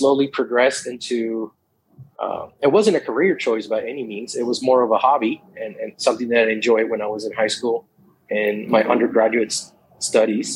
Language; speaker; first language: English; non-native, fluent; Spanish